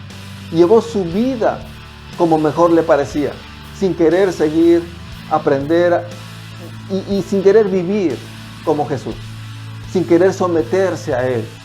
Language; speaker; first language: Spanish; native; Spanish